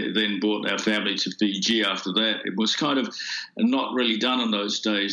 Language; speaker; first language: English; native; English